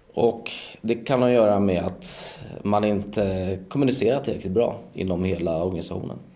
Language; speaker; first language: Swedish; early bilingual, other home language; Polish